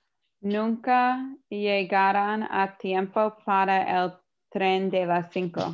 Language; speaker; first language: Spanish; non-native, learner; English